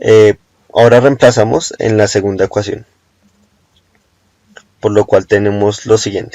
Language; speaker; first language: Spanish; native; Spanish